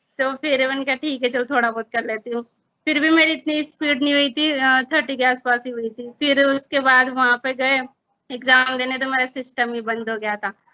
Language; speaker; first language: Hindi; native; Hindi